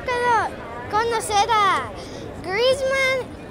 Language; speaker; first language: Spanish; early bilingual, heritage; Spanish